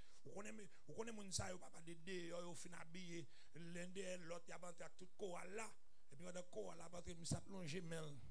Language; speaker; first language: French; non-native, local second language; Haitian Creole